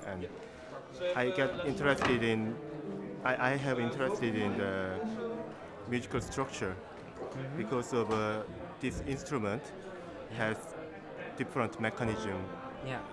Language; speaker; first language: English; non-native, learner; Korean